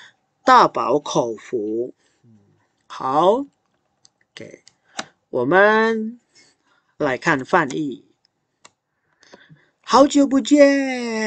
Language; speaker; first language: Chinese; non-native, fluent; Indonesian